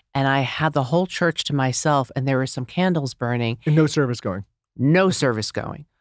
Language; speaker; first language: English; native; English